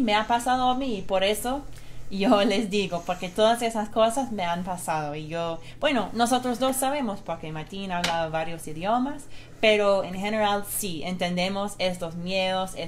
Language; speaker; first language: Spanish; non-native, fluent; English